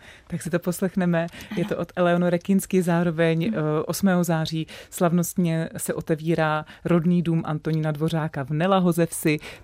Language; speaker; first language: Czech; native; Czech